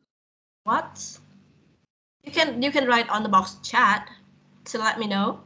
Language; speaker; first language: English; non-native, fluent; Vietnamese